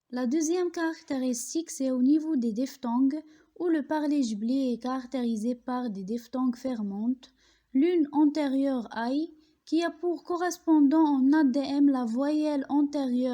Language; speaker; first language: French; non-native, local second language; Arabic